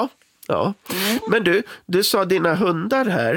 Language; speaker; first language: Swedish; native; Swedish